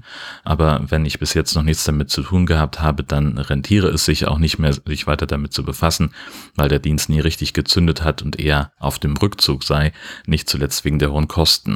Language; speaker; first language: German; native; German